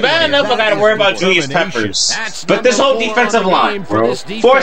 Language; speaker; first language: English; native; English